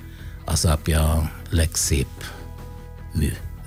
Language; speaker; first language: Hungarian; non-native, fluent; Italian